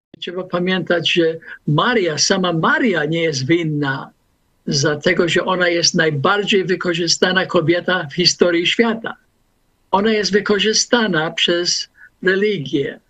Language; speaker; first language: Polish; non-native, fluent; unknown